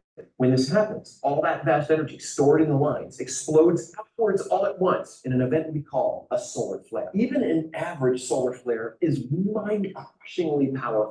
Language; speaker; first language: English; native; English